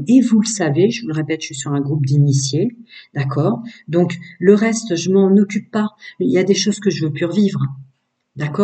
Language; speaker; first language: French; native; French